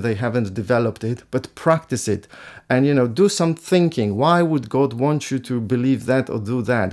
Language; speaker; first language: English; non-native, fluent; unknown